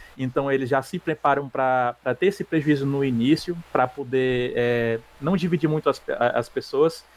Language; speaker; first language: Portuguese; native; Portuguese